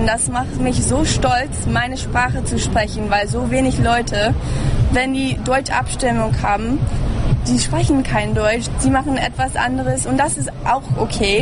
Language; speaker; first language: German; early bilingual, heritage; English